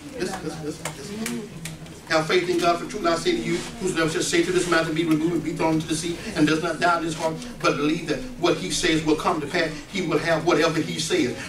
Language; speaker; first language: English; native; English